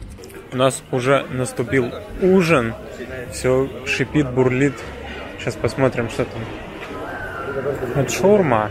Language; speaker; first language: Russian; native; Russian